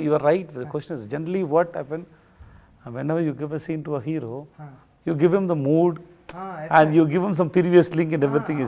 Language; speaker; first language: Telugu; non-native, learner; Tamil